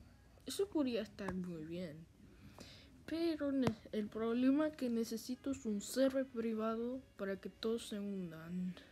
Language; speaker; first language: Spanish; early bilingual, other home language; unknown